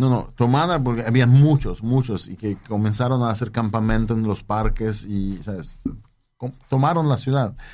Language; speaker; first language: Spanish; non-native, fluent; Polish